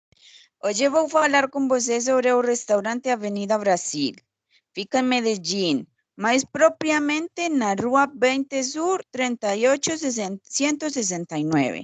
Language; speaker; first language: Portuguese; non-native, learner; Spanish